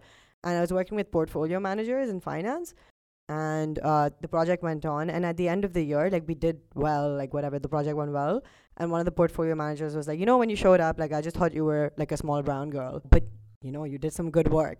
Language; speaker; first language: English; non-native, local second language; Urdu